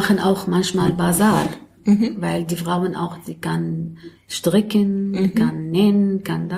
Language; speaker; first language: German; non-native, learner; Arabic